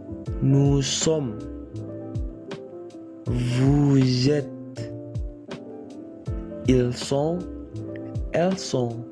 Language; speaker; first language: French; non-native, learner; Indonesian